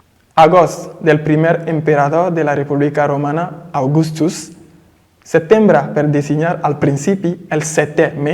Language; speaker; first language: Catalan; non-native, fluent; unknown